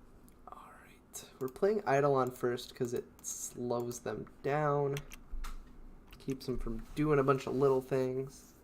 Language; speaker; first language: English; native; English